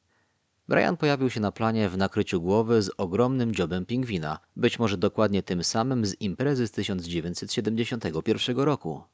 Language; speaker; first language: Polish; native; Polish